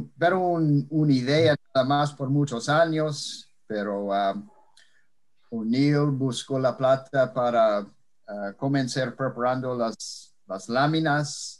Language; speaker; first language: Spanish; non-native, fluent; English